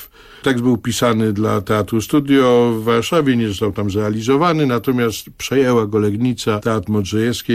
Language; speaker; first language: Polish; native; Polish